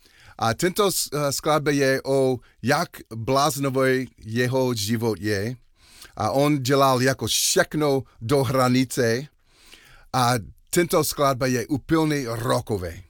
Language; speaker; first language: Czech; non-native, learner; English